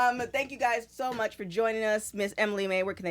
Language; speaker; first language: English; native; English